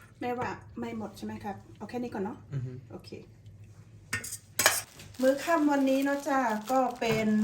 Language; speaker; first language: Thai; native; Thai